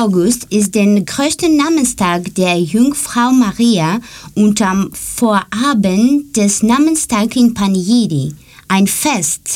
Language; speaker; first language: German; non-native, learner; Greek